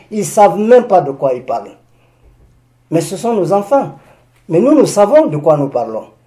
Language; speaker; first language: French; non-native, local second language; Susu